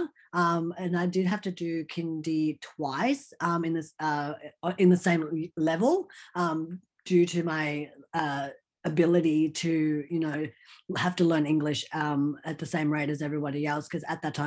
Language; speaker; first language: English; early bilingual, other home language; Hindi